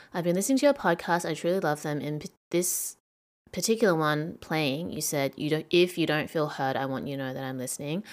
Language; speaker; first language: English; native; English